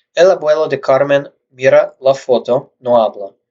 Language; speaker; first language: Spanish; non-native, learner; English